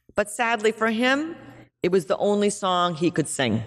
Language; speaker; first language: English; native; English